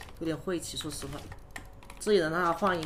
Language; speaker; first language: Chinese; native; Chinese